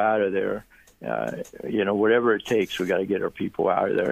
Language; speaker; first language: English; early bilingual, other home language; Greek